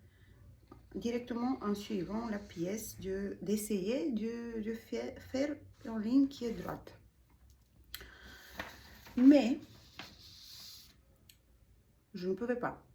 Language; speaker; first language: French; non-native, learner; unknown